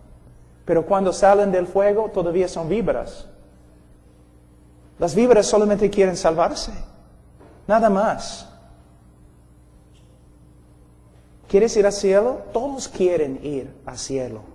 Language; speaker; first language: Spanish; non-native, fluent; English